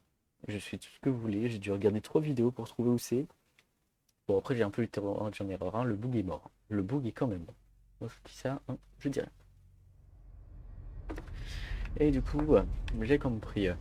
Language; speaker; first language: French; native; French